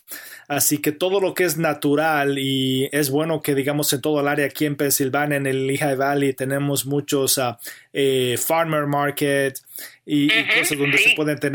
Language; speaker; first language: Spanish; native; Spanish